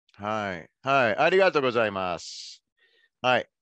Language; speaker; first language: Japanese; non-native, fluent; English